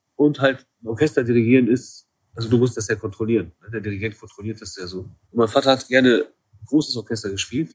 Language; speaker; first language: German; early bilingual, other home language; Kurdish